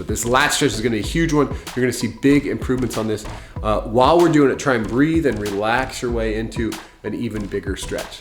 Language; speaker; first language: English; native; English